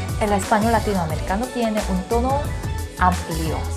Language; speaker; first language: Spanish; non-native, learner; Korean